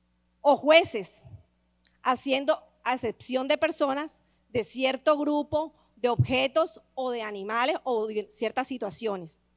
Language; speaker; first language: Spanish; native; Spanish